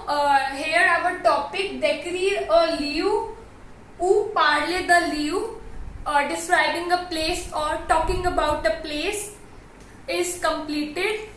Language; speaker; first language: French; non-native, learner; Hindi